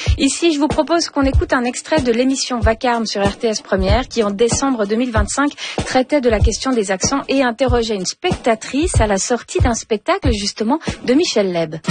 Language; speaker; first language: French; native; French